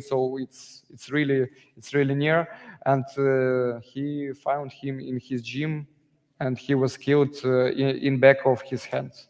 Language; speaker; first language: English; non-native, learner; Ukrainian